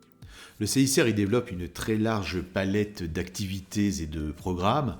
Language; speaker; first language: French; native; French